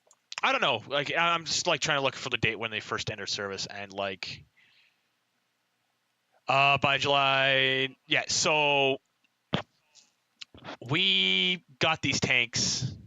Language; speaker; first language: English; native; English